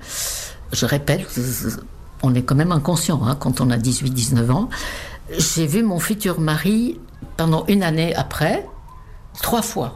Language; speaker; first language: French; non-native, fluent; Czech